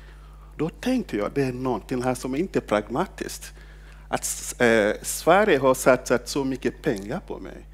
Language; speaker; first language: Swedish; non-native, fluent; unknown